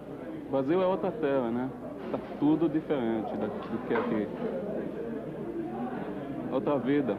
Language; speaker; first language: Portuguese; early bilingual, heritage; Portuguese